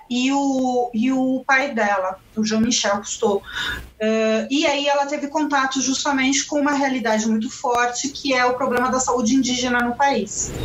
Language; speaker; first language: Portuguese; non-native, fluent; Spanish